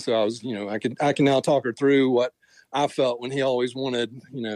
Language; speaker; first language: English; native; English